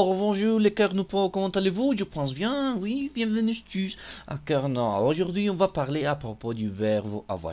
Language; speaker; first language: French; non-native, fluent; Spanish